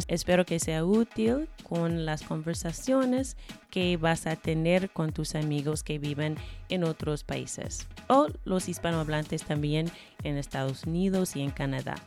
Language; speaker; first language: Spanish; non-native, fluent; English